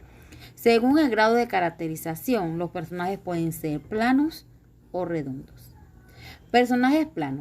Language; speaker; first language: Spanish; native; Spanish